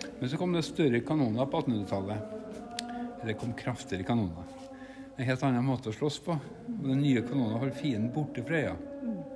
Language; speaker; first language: Norwegian; native; Norwegian